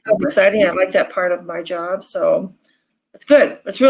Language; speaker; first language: English; native; English